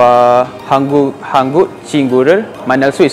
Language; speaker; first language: Korean; non-native, learner; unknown